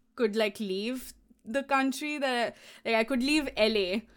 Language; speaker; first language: English; non-native, local second language; Hindi